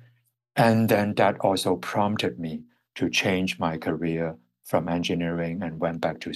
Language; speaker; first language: English; non-native, local second language; Cantonese